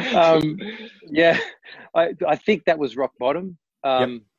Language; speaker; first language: English; native; English